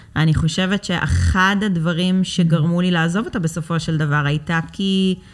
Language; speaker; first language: Hebrew; native; Hebrew